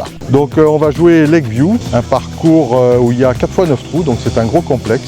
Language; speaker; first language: French; native; French